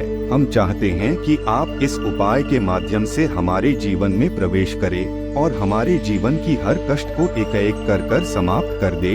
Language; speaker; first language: Hindi; native; Hindi